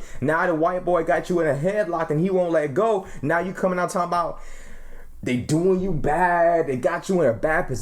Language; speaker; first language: English; native; English